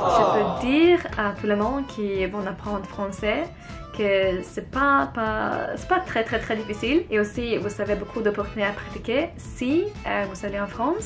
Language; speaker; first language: French; non-native, learner; Swedish